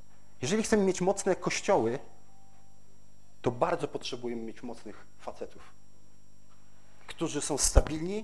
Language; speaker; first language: Polish; native; Polish